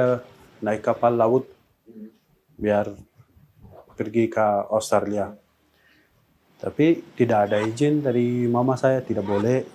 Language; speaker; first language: Indonesian; non-native, learner; Persian